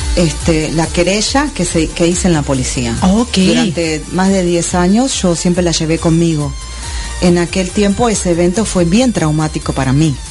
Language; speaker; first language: Spanish; native; Spanish